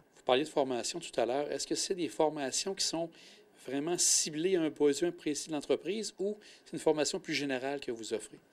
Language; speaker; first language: French; native; French